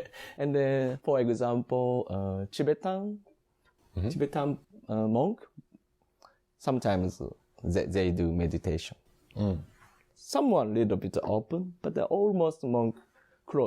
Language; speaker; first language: English; non-native, learner; Japanese